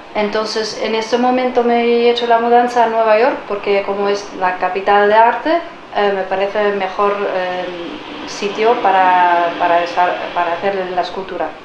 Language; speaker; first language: Spanish; non-native, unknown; Dutch